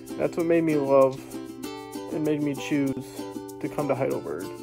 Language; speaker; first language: English; native; English